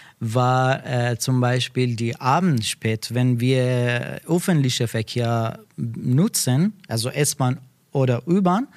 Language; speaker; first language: German; non-native, learner; Persian